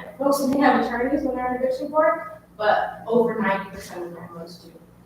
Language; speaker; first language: English; native; English